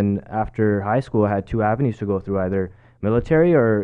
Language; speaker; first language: English; native; English